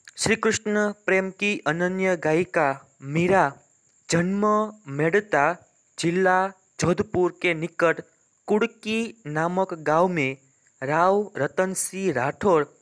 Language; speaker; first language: Hindi; non-native, local second language; Gujarati